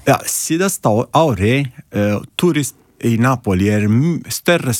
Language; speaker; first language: Icelandic; non-native, learner; Italian